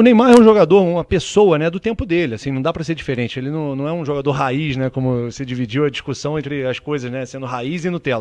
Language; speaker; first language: Portuguese; native; Portuguese